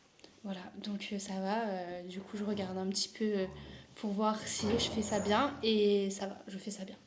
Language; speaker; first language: French; native; French